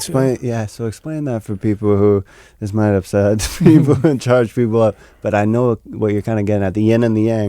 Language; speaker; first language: English; native; English